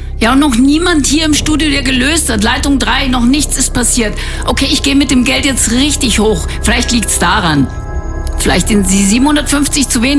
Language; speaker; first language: German; native; German